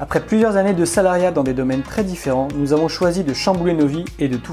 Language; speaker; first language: French; native; French